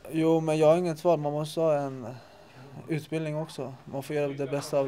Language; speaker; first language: Swedish; non-native, local second language; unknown